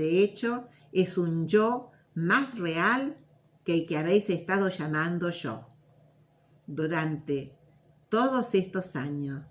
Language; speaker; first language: Spanish; native; Spanish